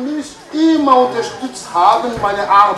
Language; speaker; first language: German; non-native, fluent; French